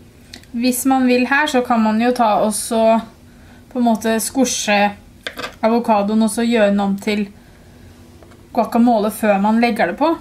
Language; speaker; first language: Norwegian; native; Norwegian